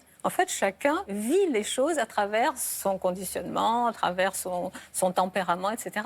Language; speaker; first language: French; native; French